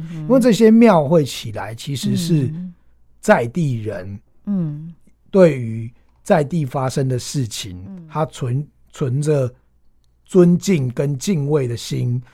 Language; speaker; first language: Chinese; native; Chinese